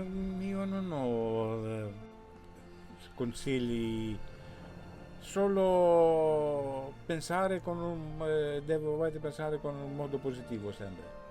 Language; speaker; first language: Italian; non-native, fluent; Greek